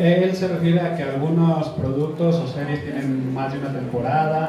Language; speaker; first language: Spanish; native; Spanish